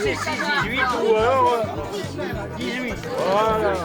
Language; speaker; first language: French; native; French